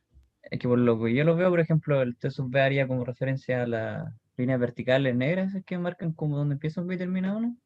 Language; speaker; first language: Spanish; native; Spanish